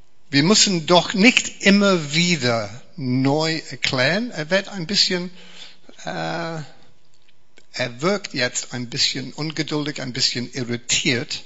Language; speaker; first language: German; non-native, fluent; English